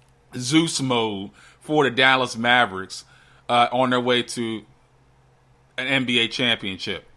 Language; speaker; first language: English; native; English